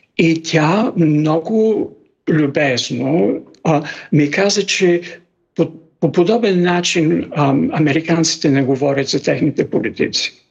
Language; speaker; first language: Bulgarian; native; Bulgarian